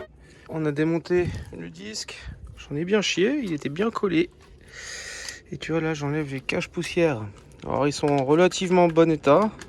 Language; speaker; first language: French; native; French